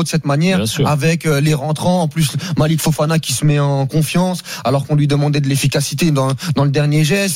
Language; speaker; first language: French; native; French